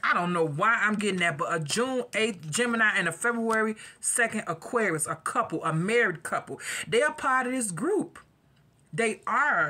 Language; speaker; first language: English; native; English